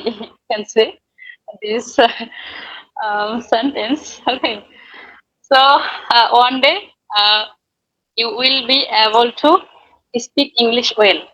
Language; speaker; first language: English; non-native, learner; Bangla